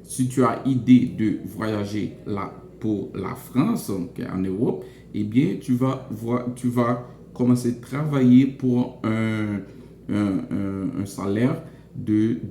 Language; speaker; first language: French; non-native, local second language; Haitian Creole